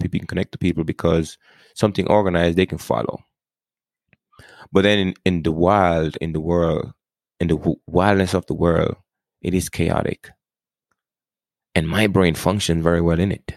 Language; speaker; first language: English; non-native, local second language; Jamaican Creole English